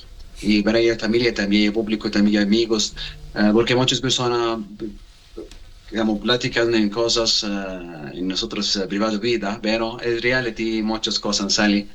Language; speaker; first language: Spanish; non-native, learner; Arabic